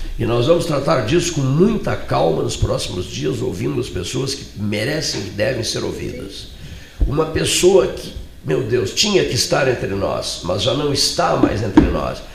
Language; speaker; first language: Portuguese; native; Portuguese